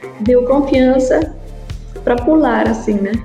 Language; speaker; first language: Portuguese; non-native, learner; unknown